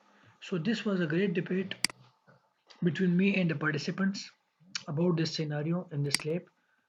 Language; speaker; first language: English; non-native, local second language; Urdu